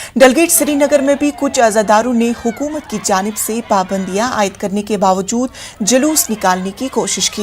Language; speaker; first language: Hindi; native; Hindi